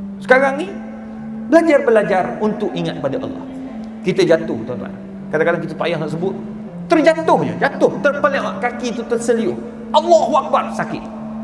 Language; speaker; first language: Malay; native; Malay